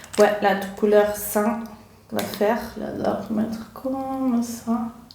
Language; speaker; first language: French; non-native, learner; Portuguese